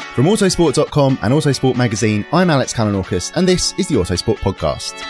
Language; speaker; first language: English; native; English